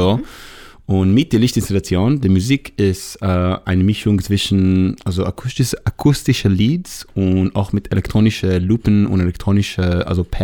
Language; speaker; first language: German; non-native, fluent; Hebrew